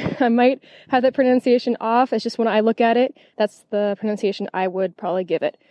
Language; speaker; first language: English; non-native, fluent; French